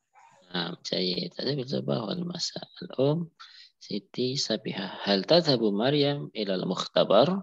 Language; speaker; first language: Arabic; non-native, fluent; Indonesian